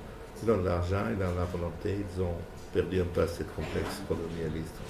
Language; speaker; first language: French; non-native, fluent; Portuguese